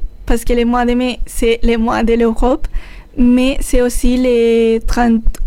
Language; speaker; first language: French; non-native, learner; Spanish